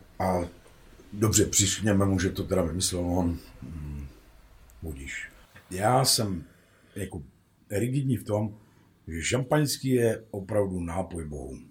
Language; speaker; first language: Czech; native; Czech